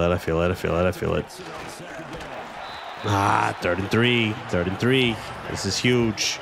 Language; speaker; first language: English; native; English